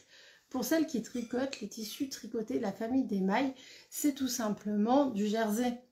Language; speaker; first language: French; native; French